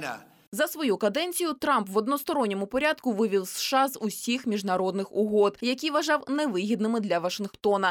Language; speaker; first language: Ukrainian; native; Ukrainian